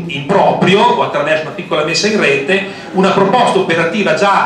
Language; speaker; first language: Italian; native; Italian